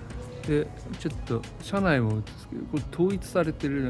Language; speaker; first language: Japanese; native; Japanese